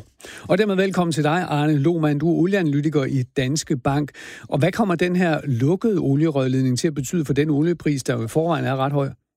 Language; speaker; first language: Danish; native; Danish